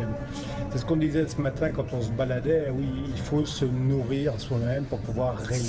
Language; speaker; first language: French; native; French